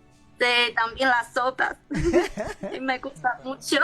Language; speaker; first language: Spanish; non-native, learner; Chinese